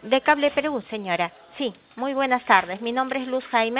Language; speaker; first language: Spanish; native; Spanish